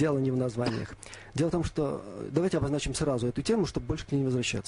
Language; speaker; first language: Russian; native; Russian